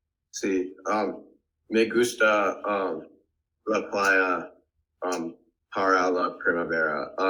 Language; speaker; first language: Spanish; non-native, learner; English